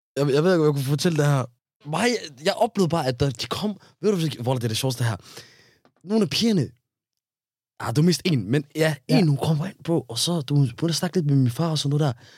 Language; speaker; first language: Danish; early bilingual, other home language; Somali